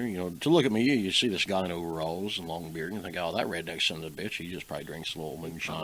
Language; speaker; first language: English; native; English